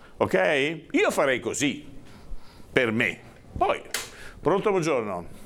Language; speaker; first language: Italian; native; Italian